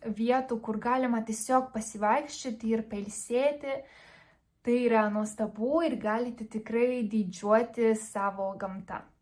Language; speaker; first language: Lithuanian; non-native, fluent; Spanish